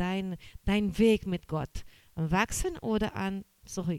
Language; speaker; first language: German; non-native, learner; Portuguese